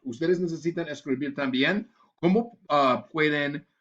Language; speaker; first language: Spanish; non-native, learner; English